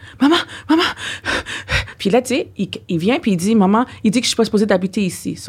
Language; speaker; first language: French; non-native, fluent; English